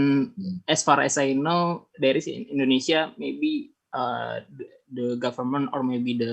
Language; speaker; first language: English; non-native, learner; Indonesian